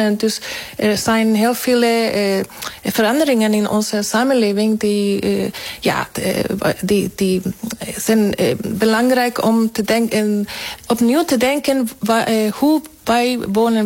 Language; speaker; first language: Dutch; non-native, fluent; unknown